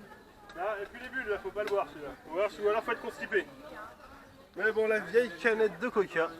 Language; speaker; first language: French; native; French